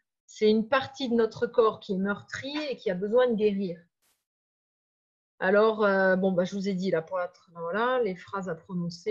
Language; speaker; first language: French; native; French